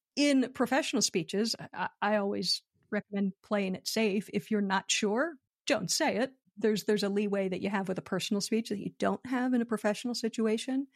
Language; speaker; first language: English; native; English